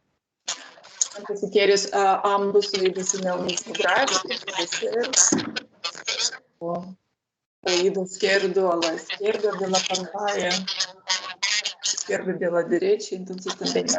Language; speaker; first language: Spanish; non-native, learner; Lithuanian